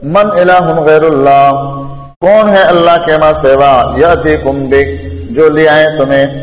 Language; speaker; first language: Urdu; non-native, local second language; Pashto